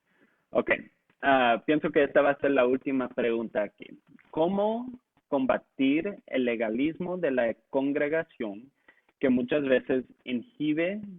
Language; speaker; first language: Spanish; non-native, local second language; English